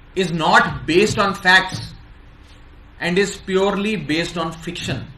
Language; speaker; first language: English; non-native, local second language; Hindi